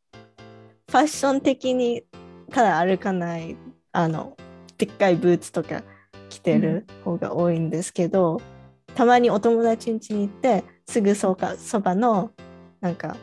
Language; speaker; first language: Japanese; early bilingual, heritage; Japanese